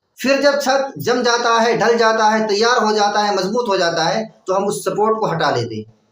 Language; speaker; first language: Urdu; native; Urdu